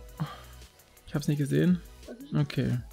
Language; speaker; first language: German; native; German